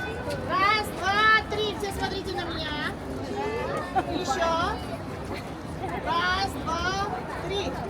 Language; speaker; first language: Russian; non-native, learner; Vietnamese